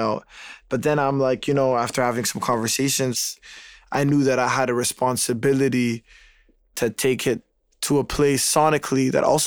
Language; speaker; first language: English; native; English